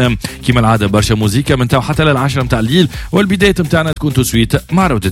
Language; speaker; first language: Arabic; native; Arabic